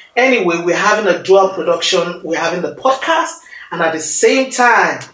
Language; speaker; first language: English; non-native, local second language; Yoruba